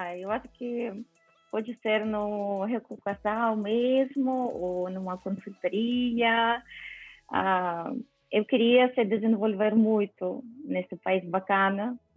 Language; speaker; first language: Portuguese; non-native, fluent; Ukrainian